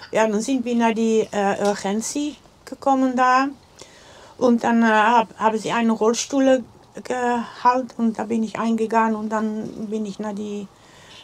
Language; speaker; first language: German; non-native, learner; Dutch